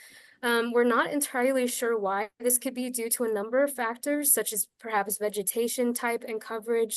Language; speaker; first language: English; native; English